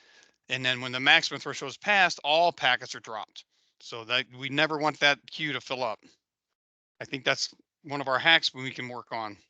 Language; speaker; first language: English; native; English